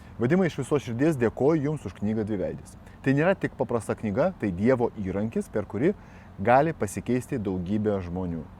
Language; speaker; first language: Lithuanian; non-native, local second language; Russian